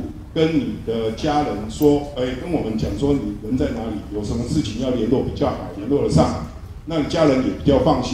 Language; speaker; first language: Chinese; native; Chinese